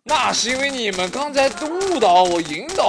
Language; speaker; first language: Chinese; native; Chinese